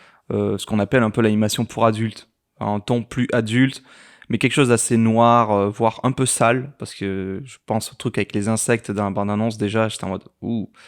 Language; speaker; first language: French; native; French